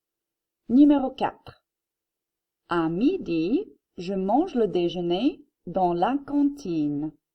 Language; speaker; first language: French; non-native, fluent; English